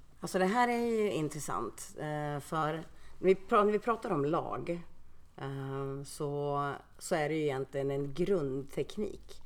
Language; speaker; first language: Swedish; early bilingual, other home language; Finnish